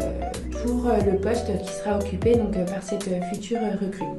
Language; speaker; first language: French; native; French